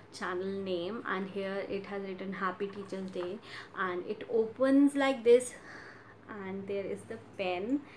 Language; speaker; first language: English; non-native, local second language; Hindi